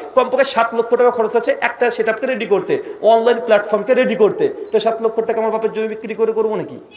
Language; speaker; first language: Bangla; native; Bangla